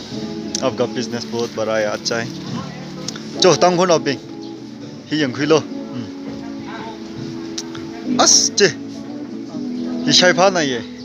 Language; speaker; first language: Hindi; non-native, local second language; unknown